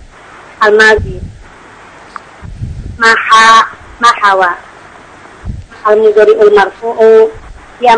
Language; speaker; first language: Arabic; non-native, learner; Indonesian